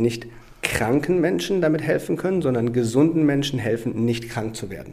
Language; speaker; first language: German; native; German